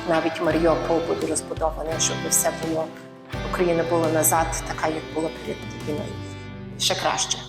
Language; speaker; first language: Ukrainian; early bilingual, heritage; Ukrainian